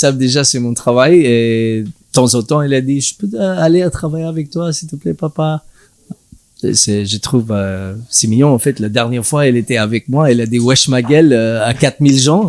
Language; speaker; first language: French; non-native, learner; English